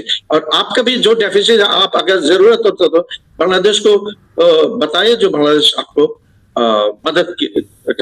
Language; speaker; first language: Hindi; non-native, learner; Bangla